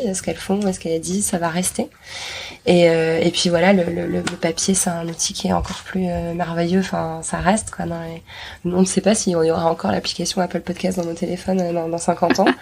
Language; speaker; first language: French; native; French